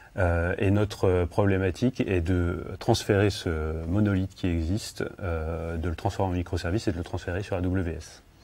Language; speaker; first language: French; native; French